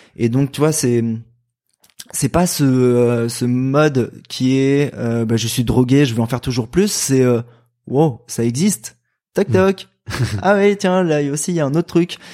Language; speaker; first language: French; native; French